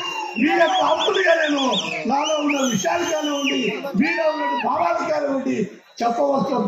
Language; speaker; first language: Telugu; native; Telugu